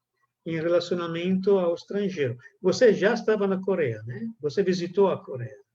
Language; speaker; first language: Portuguese; non-native, fluent; Italian